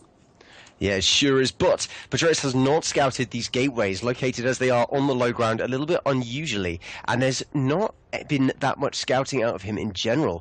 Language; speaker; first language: English; native; English